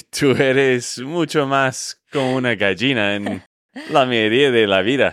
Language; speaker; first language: Spanish; non-native, fluent; English